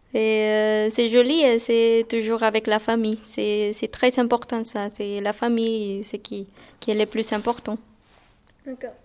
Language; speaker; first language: French; non-native, learner; Spanish